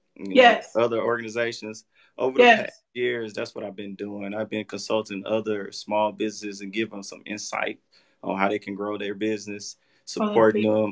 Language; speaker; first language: English; native; English